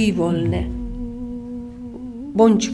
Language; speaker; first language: Polish; non-native, fluent; Chechen